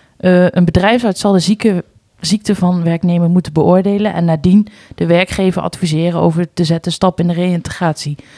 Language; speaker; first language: Dutch; native; Dutch